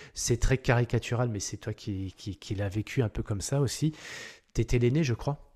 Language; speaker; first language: French; native; French